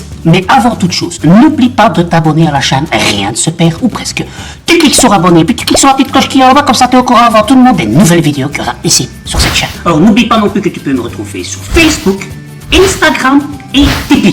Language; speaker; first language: French; native; French